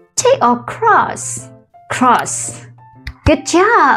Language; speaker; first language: English; non-native, fluent; Vietnamese